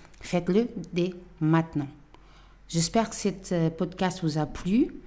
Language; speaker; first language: French; non-native, fluent; Portuguese